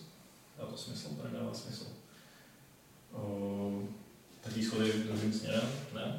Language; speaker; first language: Czech; native; Czech